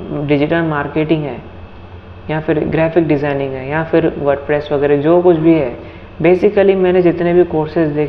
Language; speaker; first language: Hindi; native; Hindi